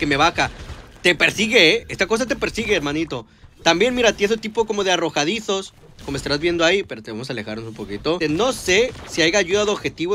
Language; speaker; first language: Spanish; native; Spanish